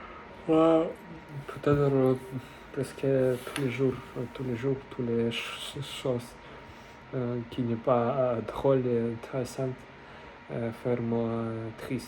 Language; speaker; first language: French; non-native, learner; Russian